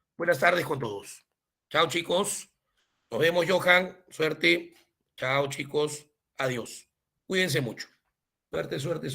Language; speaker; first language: Spanish; native; Spanish